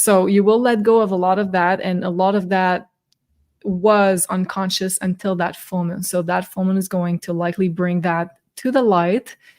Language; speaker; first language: English; non-native, fluent; French